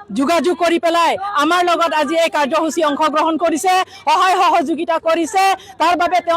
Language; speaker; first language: Assamese; non-native, local second language; Karbi